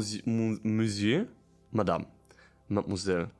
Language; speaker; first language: French; non-native, learner; German